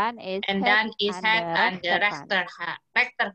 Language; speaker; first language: Dutch; non-native, learner; Indonesian